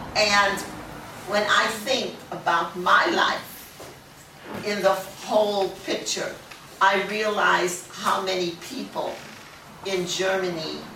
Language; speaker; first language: English; early bilingual, other home language; German